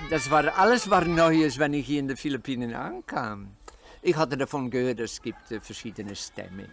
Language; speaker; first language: German; non-native, fluent; Dutch